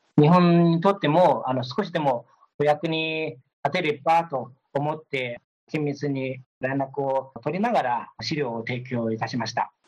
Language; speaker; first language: Japanese; non-native, fluent; Chinese